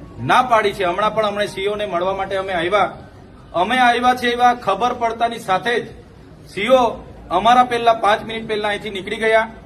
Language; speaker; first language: Gujarati; non-native, local second language; Vasavi